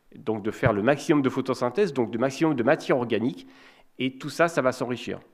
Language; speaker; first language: French; native; French